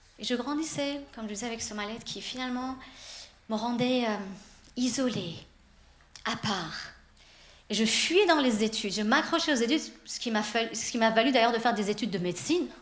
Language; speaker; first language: French; early bilingual, other home language; Persian